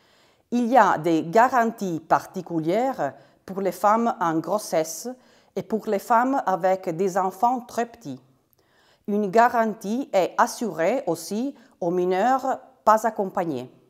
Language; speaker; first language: French; non-native, fluent; Italian